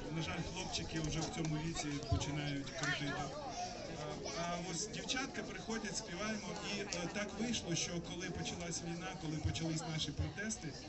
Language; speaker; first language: Ukrainian; non-native, local second language; Russian